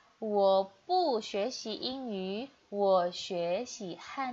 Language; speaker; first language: Chinese; non-native, fluent; Indonesian